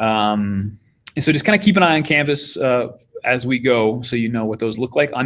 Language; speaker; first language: English; native; English